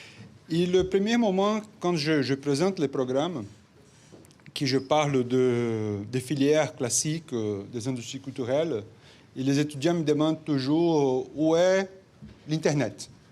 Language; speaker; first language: French; non-native, fluent; Portuguese